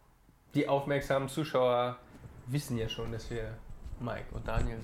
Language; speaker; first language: German; native; German